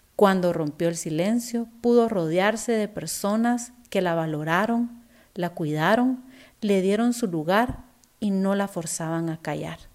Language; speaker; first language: Spanish; native; Spanish